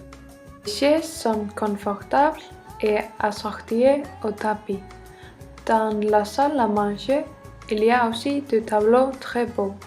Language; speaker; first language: French; non-native, learner; Icelandic